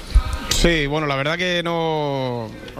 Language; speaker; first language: Spanish; native; Spanish